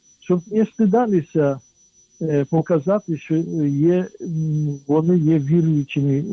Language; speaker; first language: Ukrainian; non-native, fluent; Polish